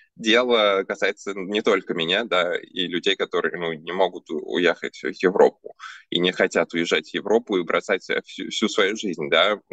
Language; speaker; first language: Russian; early bilingual, other home language; Armenian